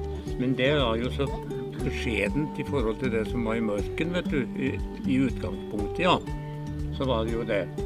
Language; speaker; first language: Norwegian; native; Norwegian